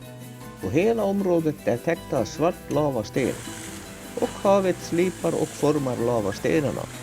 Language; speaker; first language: Swedish; native; Swedish